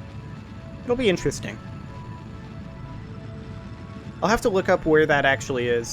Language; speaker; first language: English; native; English